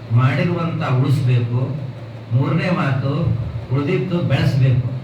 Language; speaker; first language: Kannada; non-native, local second language; Urdu